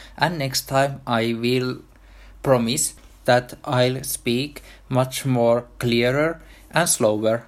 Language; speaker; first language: English; non-native, fluent; Finnish